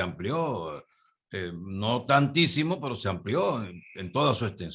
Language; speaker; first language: Spanish; native; Spanish